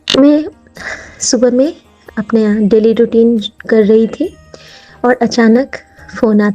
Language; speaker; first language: Hindi; native; Hindi